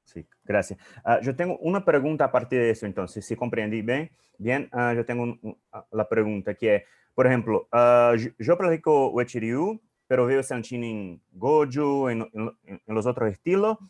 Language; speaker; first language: Spanish; non-native, fluent; Portuguese